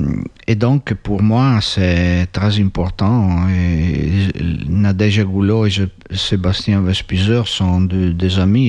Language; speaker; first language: French; non-native, learner; Italian